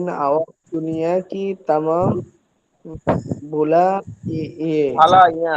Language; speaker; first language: Hindi; non-native, learner; Bangla